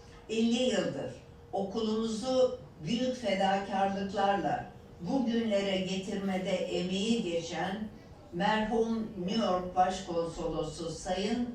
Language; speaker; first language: Turkish; native; Turkish